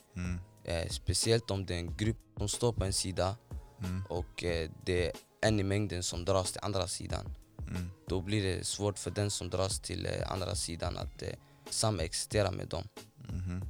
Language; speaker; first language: Swedish; non-native, fluent; Somali